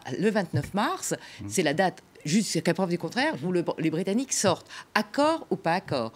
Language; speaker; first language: French; native; French